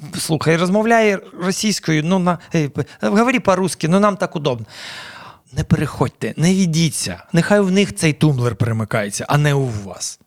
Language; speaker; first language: Ukrainian; non-native, local second language; Russian